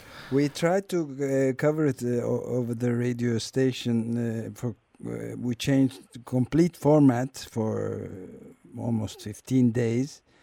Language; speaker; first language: English; non-native, fluent; Turkish